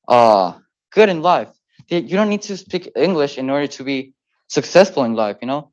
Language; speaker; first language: English; early bilingual, other home language; Spanish